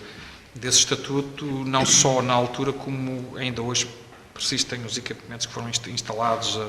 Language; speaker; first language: Portuguese; native; Portuguese